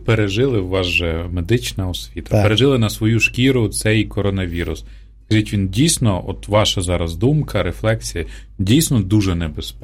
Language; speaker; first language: Polish; non-native, learner; Ukrainian